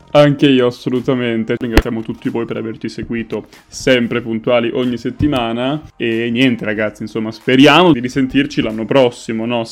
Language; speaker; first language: Italian; native; Italian